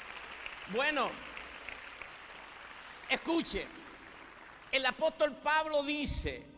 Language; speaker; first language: Spanish; native; Spanish